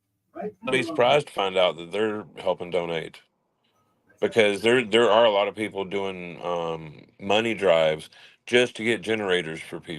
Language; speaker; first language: English; native; English